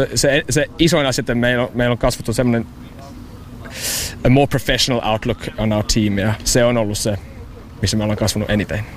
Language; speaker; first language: Finnish; non-native, learner; English